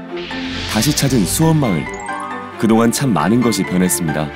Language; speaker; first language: Korean; native; Korean